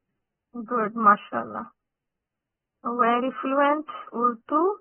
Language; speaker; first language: English; non-native, local second language; Urdu